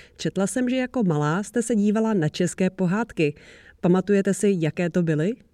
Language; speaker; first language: Czech; native; Czech